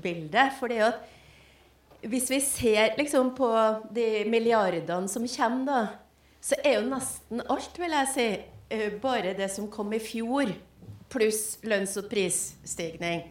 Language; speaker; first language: Norwegian; native; Norwegian